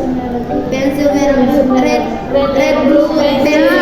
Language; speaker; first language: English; non-native, learner; Indonesian